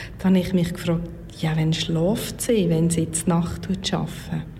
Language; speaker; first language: German; non-native, local second language; French